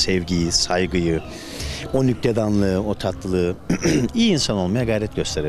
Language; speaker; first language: Turkish; native; Turkish